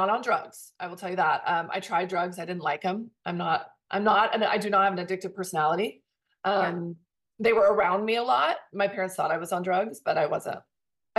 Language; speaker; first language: English; native; English